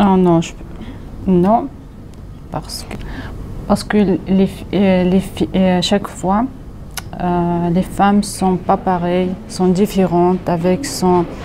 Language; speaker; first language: French; non-native, fluent; Russian